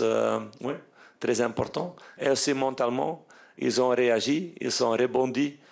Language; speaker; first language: French; non-native, fluent; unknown